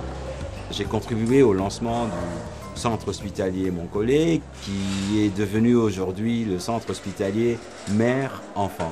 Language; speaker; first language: French; native; French